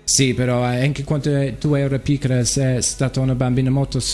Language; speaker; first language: Italian; non-native, learner; English